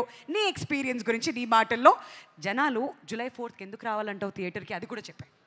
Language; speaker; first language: Telugu; native; Telugu